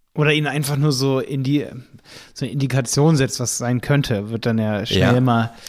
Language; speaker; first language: German; native; German